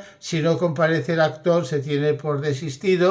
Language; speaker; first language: Spanish; native; Spanish